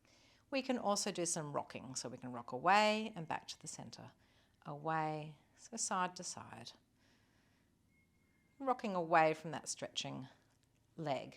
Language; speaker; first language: English; native; English